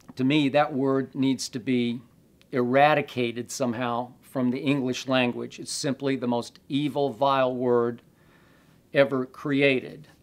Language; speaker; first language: English; native; English